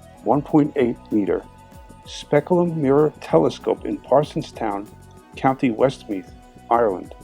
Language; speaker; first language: English; native; English